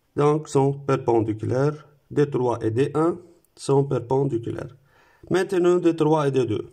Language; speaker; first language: French; non-native, local second language; Arabic